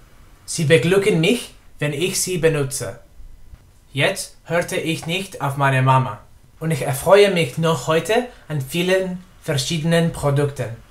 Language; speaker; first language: German; non-native, learner; English